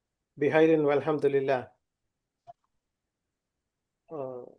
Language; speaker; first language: Arabic; non-native, learner; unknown